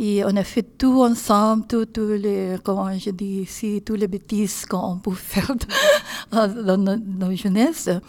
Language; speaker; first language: French; non-native, learner; Filipino